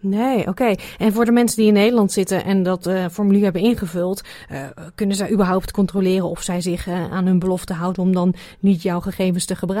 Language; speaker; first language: Dutch; native; Dutch